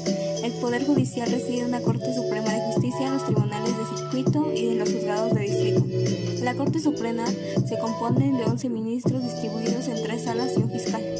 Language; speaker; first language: Spanish; native; Spanish